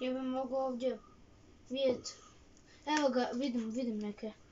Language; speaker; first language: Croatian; early bilingual, heritage; Croatian